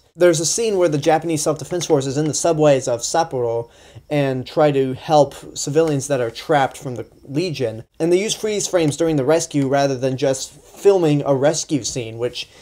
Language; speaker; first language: English; native; English